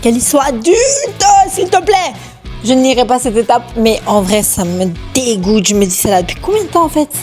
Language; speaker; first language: French; native; French